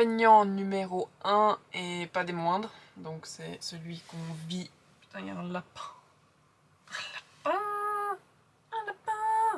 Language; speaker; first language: French; native; French